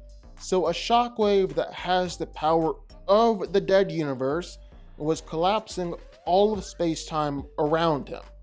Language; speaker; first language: English; native; English